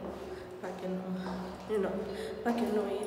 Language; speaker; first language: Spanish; early bilingual, heritage; Spanish